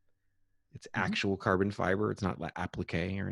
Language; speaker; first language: English; native; English